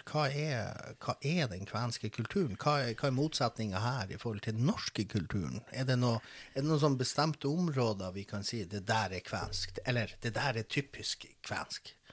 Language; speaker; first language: Norwegian; native; Norwegian